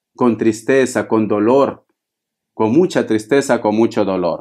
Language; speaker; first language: Spanish; native; Spanish